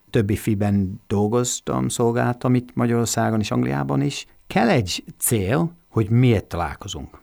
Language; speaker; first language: Hungarian; non-native, fluent; English